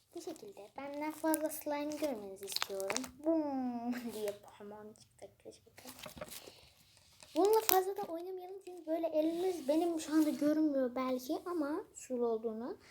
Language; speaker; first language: Turkish; non-native, fluent; Persian